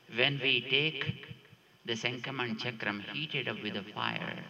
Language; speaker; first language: English; non-native, local second language; Telugu